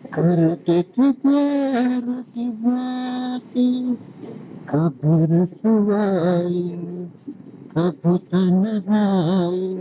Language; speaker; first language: Hindi; non-native, local second language; Marathi